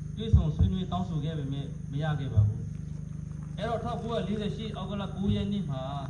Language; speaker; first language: Burmese; non-native, local second language; Western Kayah